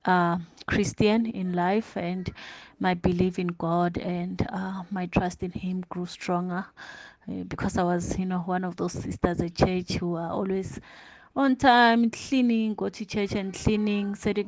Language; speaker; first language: English; non-native, local second language; Tsonga